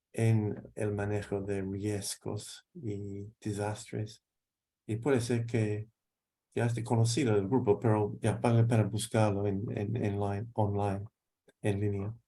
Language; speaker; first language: Spanish; non-native, fluent; English